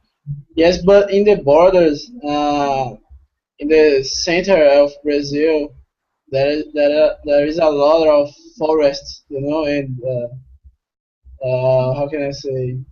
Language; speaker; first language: English; non-native, fluent; Portuguese